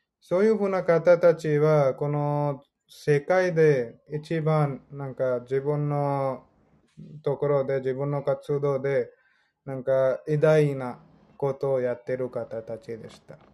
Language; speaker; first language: Japanese; non-native, learner; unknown